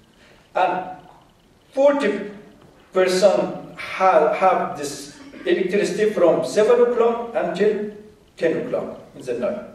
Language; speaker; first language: English; non-native, fluent; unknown